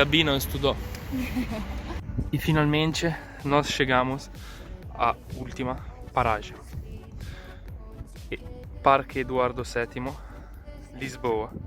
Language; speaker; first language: Portuguese; non-native, learner; Italian